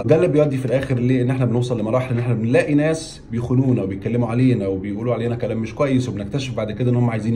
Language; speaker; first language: Arabic; native; Arabic